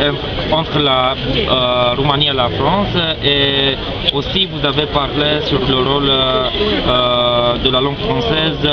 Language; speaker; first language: French; non-native, local second language; Romanian